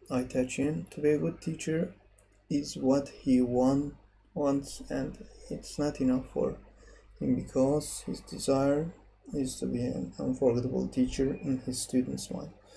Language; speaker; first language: English; non-native, fluent; Azerbaijani